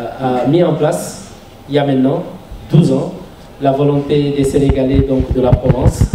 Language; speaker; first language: French; non-native, local second language; Wolof